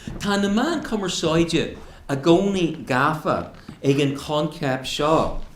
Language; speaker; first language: Irish; non-native, local second language; English